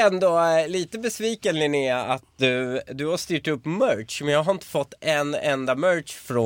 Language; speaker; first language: Swedish; early bilingual, other home language; Persian